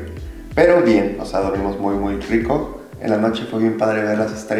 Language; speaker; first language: Spanish; native; Spanish